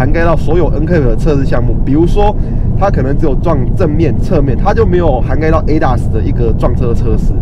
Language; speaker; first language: Chinese; native; Chinese